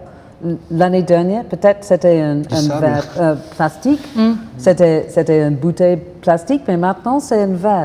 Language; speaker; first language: French; non-native, fluent; English